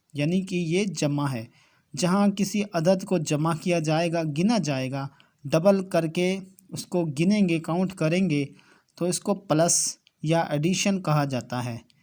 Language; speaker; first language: Urdu; native; Urdu